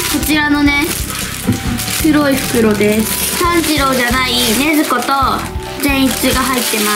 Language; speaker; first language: Japanese; native; Japanese